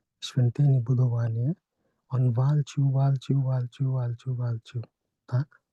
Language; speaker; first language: Polish; non-native, learner; Hindi